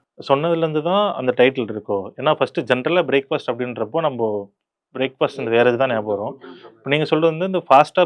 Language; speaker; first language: Tamil; native; Tamil